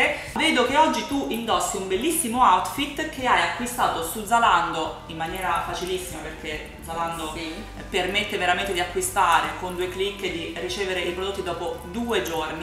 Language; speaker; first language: Italian; native; Italian